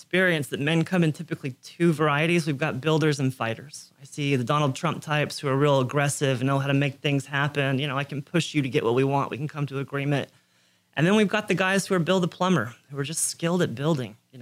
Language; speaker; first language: English; native; English